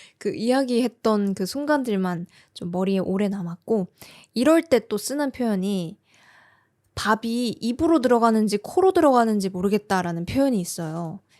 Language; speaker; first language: Korean; native; Korean